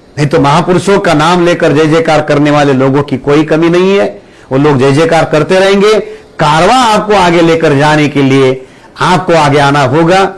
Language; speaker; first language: Hindi; non-native, local second language; Marathi